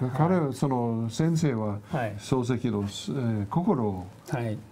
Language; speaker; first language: Japanese; non-native, fluent; English